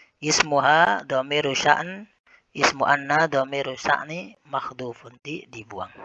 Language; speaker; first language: Arabic; non-native, fluent; Indonesian